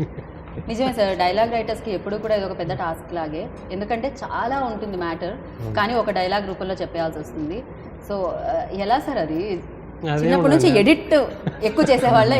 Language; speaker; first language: Telugu; native; Telugu